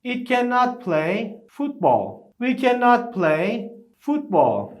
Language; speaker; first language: English; non-native, fluent; Turkish